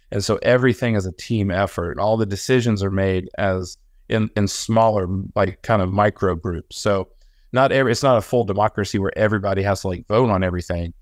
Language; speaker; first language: English; native; English